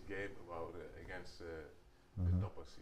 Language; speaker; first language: English; non-native, learner; Wolof